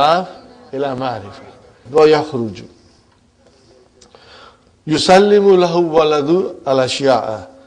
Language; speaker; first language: Arabic; non-native, fluent; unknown